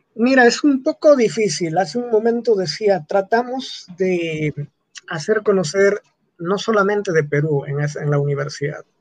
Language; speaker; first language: Spanish; non-native, local second language; Quechua